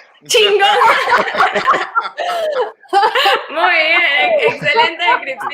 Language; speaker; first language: Spanish; native; Spanish